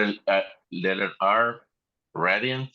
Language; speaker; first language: English; non-native, learner; Spanish